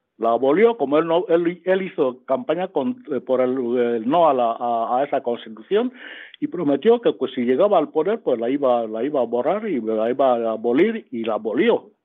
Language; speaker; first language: Spanish; non-native, local second language; Fang